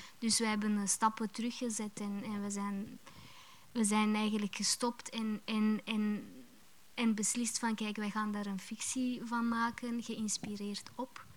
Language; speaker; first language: Dutch; early bilingual, other home language; Romanian